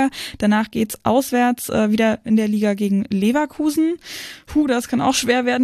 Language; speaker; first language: German; native; German